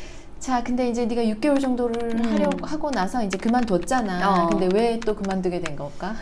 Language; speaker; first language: Korean; native; Korean